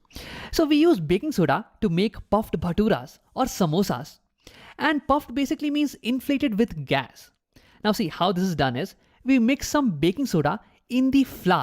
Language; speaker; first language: English; non-native, local second language; Hindi